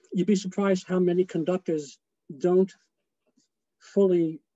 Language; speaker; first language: English; native; English